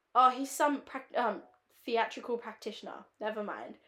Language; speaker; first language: English; native; English